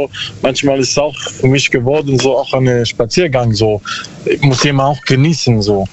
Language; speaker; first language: German; non-native, learner; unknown